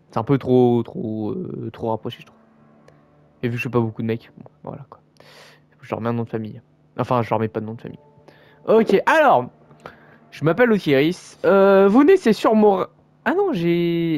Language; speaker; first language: French; native; French